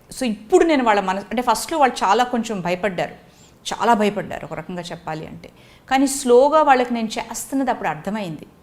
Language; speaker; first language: Telugu; native; Telugu